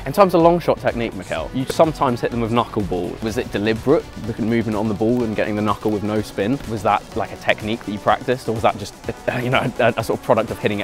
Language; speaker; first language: English; native; English